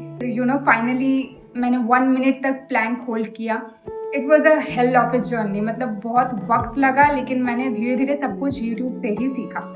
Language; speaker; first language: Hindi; non-native, local second language; Bangla